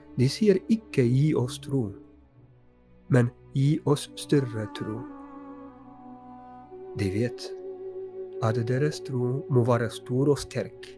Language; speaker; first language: Norwegian; non-native, fluent; Polish